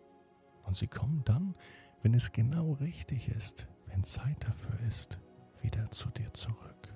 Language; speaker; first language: German; native; German